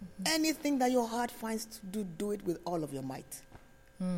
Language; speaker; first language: English; non-native, local second language; Yoruba